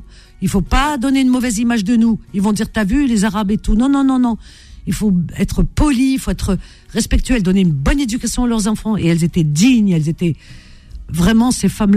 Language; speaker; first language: French; native; French